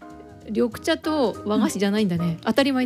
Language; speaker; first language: Japanese; native; Japanese